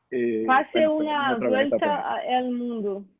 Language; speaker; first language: Spanish; non-native, learner; Portuguese